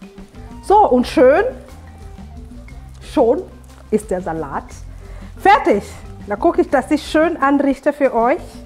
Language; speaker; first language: German; non-native, fluent; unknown